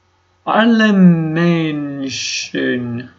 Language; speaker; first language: German; non-native, learner; Ukrainian